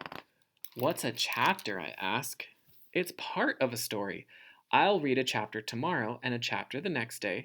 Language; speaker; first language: English; native; English